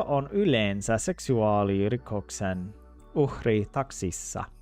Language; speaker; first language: Finnish; non-native, learner; English